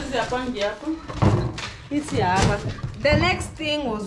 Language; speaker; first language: English; non-native, local second language; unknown